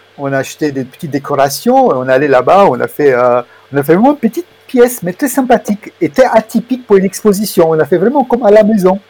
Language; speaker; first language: French; non-native, fluent; Romanian